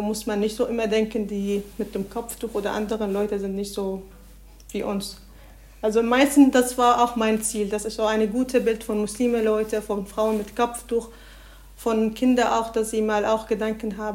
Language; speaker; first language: German; non-native, learner; Arabic